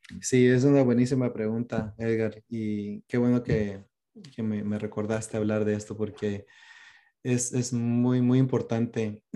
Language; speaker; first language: Spanish; early bilingual, heritage; Spanish